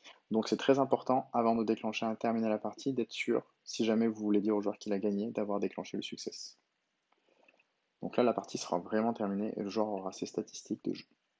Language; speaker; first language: French; native; French